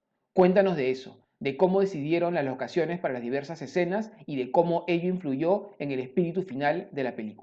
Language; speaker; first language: Spanish; native; Spanish